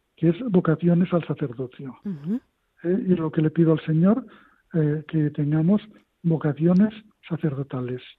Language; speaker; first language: Spanish; native; Spanish